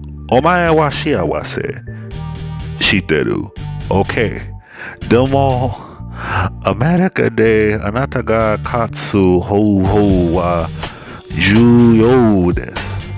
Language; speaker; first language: Japanese; non-native, learner; English